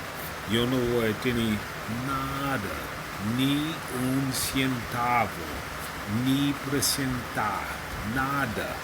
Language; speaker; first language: Spanish; non-native, learner; English